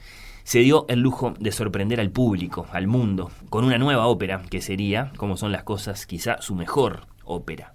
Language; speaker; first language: Spanish; native; Spanish